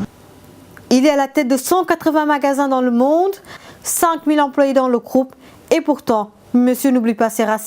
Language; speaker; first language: French; native; French